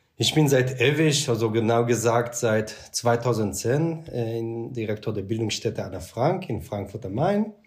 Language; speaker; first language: German; non-native, fluent; Hebrew